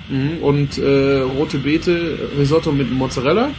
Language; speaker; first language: German; native; German